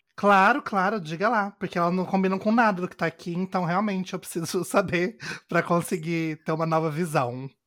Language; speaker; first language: Portuguese; native; Portuguese